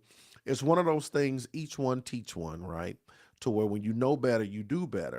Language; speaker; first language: English; native; English